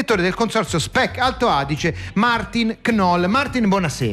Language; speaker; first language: Italian; native; Italian